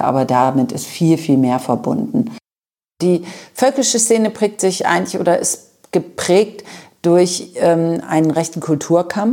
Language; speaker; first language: German; native; German